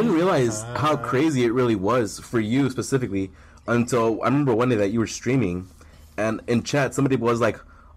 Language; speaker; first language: English; early bilingual, other home language; Spanish